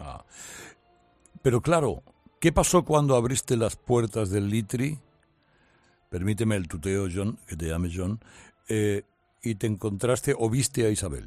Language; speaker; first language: Spanish; native; Spanish